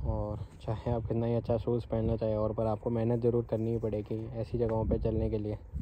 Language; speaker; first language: Hindi; native; Hindi